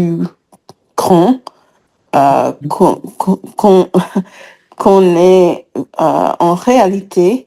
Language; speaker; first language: French; non-native, fluent; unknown